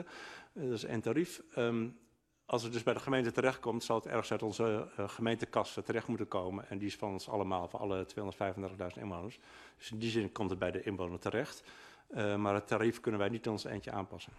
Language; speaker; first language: Dutch; native; Dutch